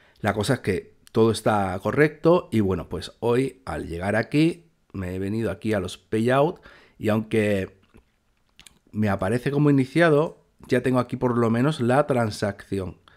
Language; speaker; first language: Spanish; native; Spanish